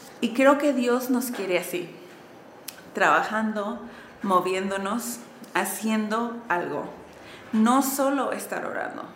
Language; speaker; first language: Spanish; early bilingual, heritage; Spanish